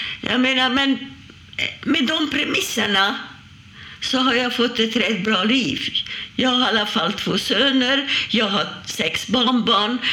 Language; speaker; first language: Swedish; non-native, fluent; Hungarian